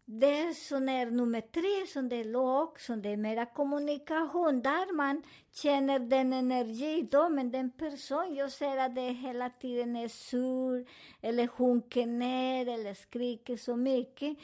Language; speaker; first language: Swedish; non-native, fluent; Spanish